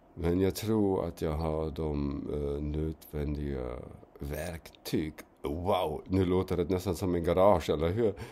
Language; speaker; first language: Swedish; non-native, fluent; German